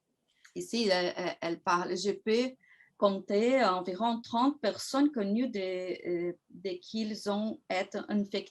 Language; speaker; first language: French; non-native, fluent; Portuguese